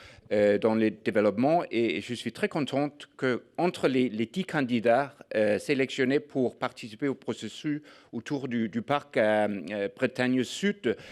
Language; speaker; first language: French; non-native, fluent; Danish